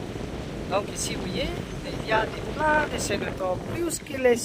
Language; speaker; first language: French; non-native, learner; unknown